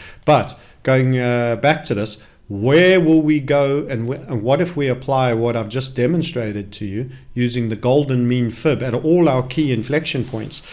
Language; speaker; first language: English; native; English